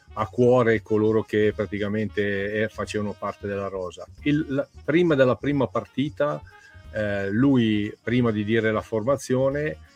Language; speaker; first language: Italian; native; Italian